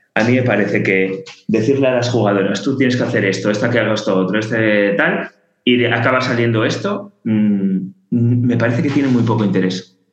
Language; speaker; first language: Spanish; native; Spanish